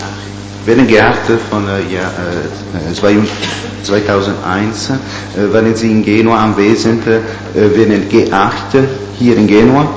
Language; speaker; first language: German; non-native, learner; Italian